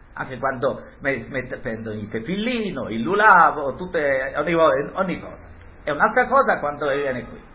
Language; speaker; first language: Italian; early bilingual, heritage; Hebrew